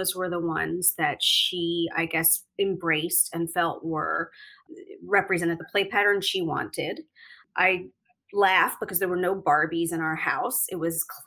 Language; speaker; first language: English; native; English